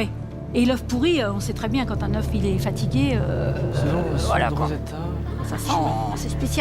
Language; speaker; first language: French; native; French